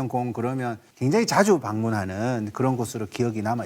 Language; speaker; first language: Korean; native; Korean